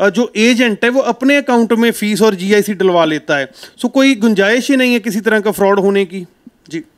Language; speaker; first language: Hindi; non-native, local second language; Punjabi